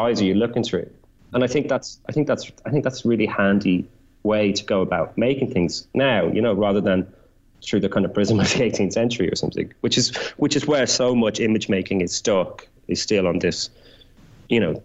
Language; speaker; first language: English; native; English